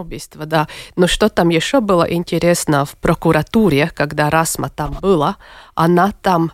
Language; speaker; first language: Russian; non-native, local second language; Latvian